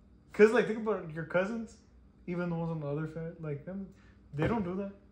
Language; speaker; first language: English; early bilingual, other home language; Spanish